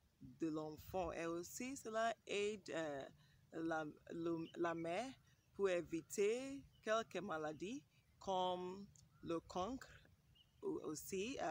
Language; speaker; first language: French; non-native, learner; English